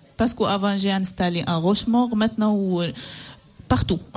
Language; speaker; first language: French; non-native, learner; Arabic